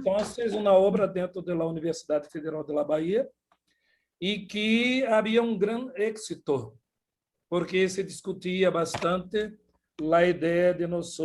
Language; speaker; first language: Portuguese; non-native, fluent; Spanish